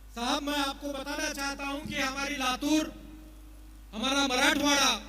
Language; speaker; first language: Hindi; non-native, local second language; Marathi